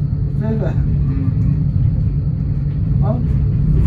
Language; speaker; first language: German; non-native, learner; Serbian